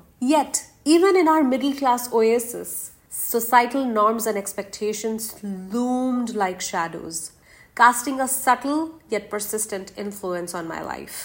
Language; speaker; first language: English; non-native, local second language; Hindi